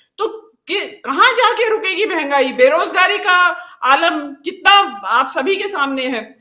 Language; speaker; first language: Hindi; native; Hindi